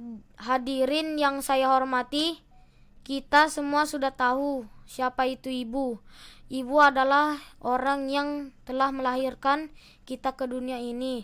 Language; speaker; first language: Indonesian; native; Indonesian